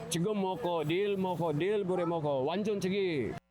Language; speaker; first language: Korean; non-native, learner; Filipino